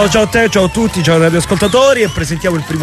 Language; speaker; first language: Italian; native; Italian